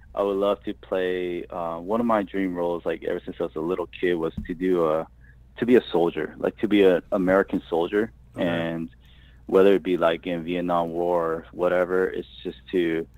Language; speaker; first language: English; native; English